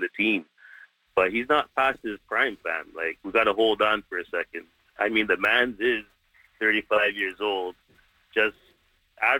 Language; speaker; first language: English; native; English